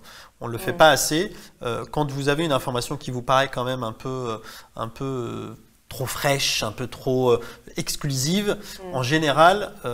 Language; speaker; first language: French; native; French